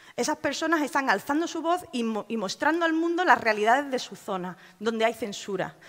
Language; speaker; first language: Spanish; native; Spanish